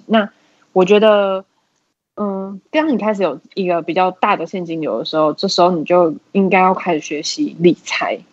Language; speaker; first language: Chinese; native; Chinese